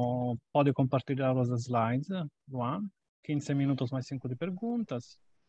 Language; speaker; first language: Portuguese; non-native, fluent; Italian